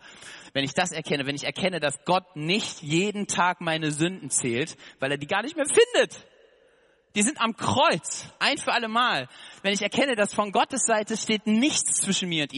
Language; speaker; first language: German; native; German